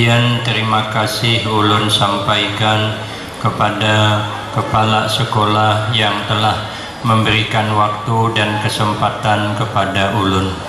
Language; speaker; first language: Indonesian; non-native, local second language; Banjar